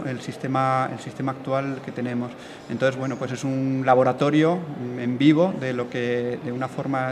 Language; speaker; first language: Spanish; native; Spanish